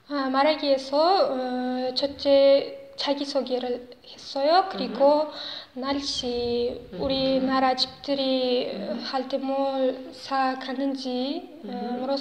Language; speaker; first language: Korean; non-native, learner; Uzbek